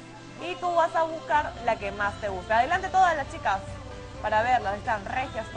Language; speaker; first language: Spanish; native; Spanish